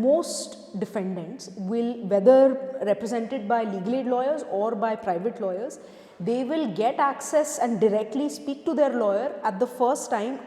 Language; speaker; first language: English; non-native, local second language; Hindi